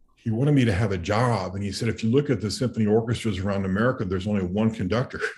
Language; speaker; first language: English; native; English